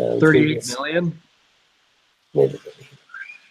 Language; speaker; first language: English; native; English